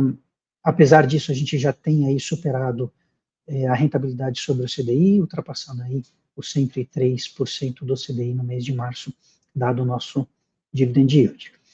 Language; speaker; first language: Portuguese; native; Portuguese